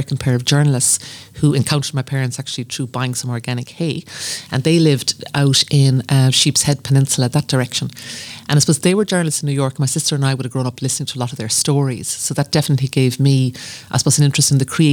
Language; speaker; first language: English; native; English